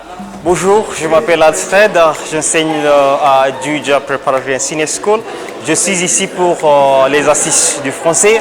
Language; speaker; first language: French; non-native, fluent; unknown